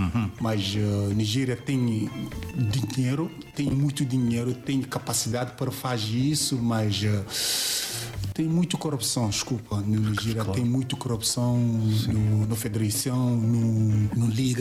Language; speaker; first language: Portuguese; non-native, learner; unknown